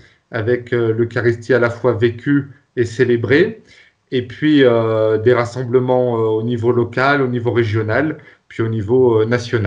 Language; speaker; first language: French; native; French